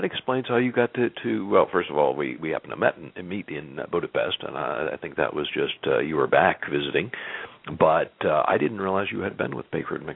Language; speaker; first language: English; native; English